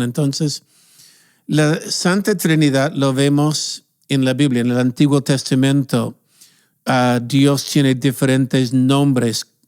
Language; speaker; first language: Spanish; non-native, fluent; English